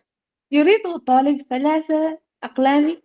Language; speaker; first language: Arabic; non-native, fluent; Urdu